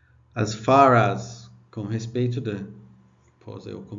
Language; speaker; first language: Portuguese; non-native, learner; English